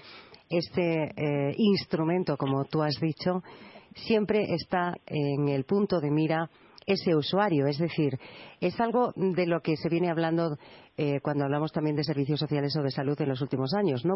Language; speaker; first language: Spanish; native; Spanish